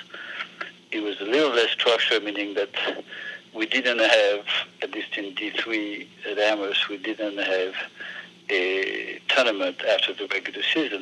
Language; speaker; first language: English; non-native, fluent; French